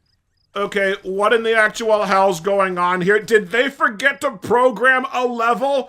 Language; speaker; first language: English; native; English